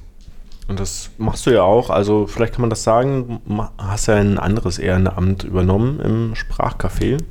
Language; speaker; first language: German; native; German